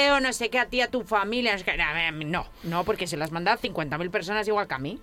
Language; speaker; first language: Spanish; native; Spanish